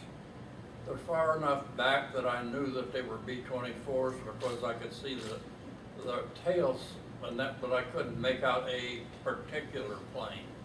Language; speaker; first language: English; native; English